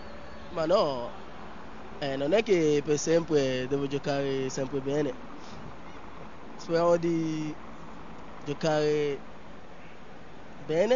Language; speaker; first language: Italian; non-native, fluent; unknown